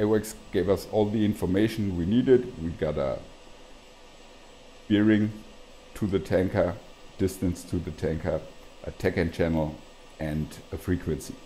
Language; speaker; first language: English; non-native, fluent; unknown